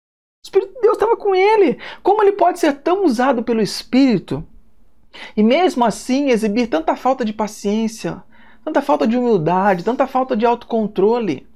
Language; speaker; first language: Portuguese; native; Portuguese